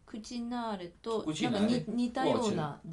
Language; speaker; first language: Japanese; native; Japanese